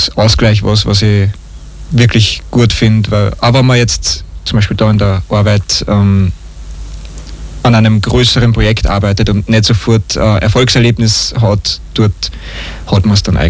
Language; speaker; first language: German; native; German